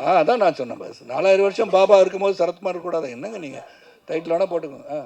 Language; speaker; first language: Tamil; native; Tamil